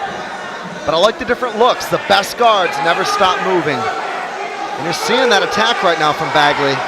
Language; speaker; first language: English; native; English